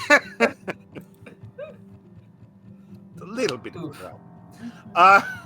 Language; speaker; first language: English; native; English